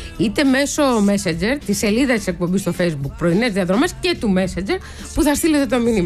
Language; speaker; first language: Greek; native; Greek